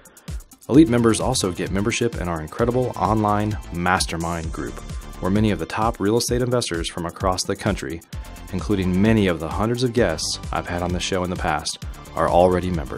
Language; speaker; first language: English; native; English